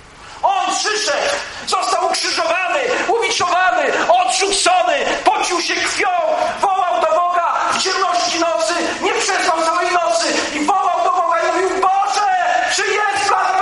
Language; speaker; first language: Polish; native; Polish